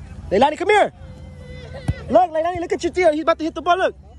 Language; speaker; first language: English; early bilingual, other home language; Spanish